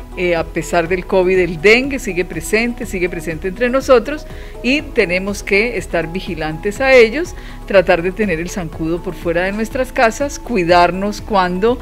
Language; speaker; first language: Spanish; native; Spanish